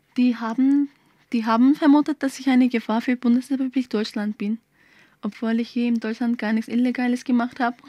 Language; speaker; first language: German; early bilingual, other home language; Turkish